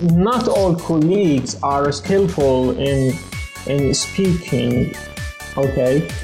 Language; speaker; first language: English; non-native, fluent; Arabic